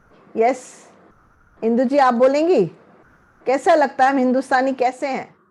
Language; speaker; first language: Hindi; native; Hindi